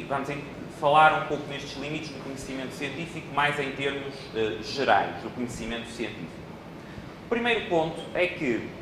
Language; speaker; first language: Portuguese; native; Portuguese